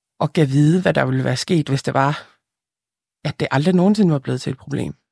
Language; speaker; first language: Danish; early bilingual, other home language; Lithuanian